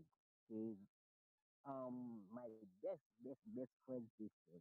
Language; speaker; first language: English; non-native, learner; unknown